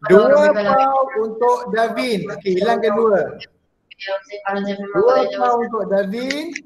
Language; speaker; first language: Malay; native; Malay